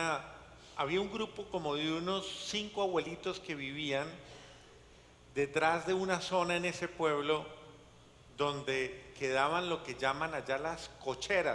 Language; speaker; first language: Spanish; native; Spanish